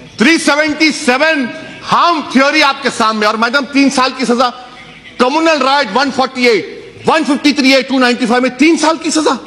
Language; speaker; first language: Urdu; native; Urdu